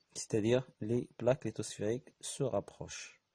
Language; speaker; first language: French; non-native, local second language; Arabic